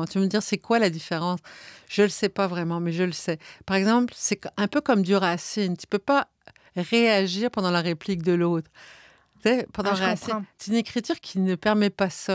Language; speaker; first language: French; native; French